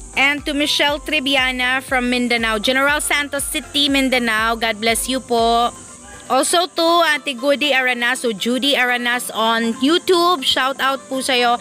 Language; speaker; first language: Filipino; non-native, local second language; Cebuano